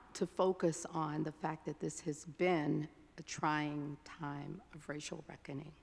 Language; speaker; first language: English; native; English